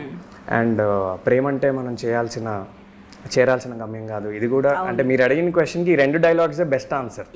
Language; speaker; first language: Telugu; native; Telugu